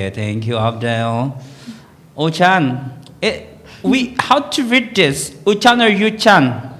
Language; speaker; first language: English; non-native, learner; Indonesian